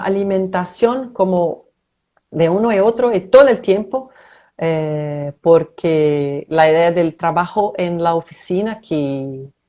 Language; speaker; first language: Spanish; non-native, fluent; Portuguese